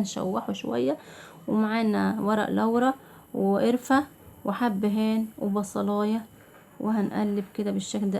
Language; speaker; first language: Arabic; native; Arabic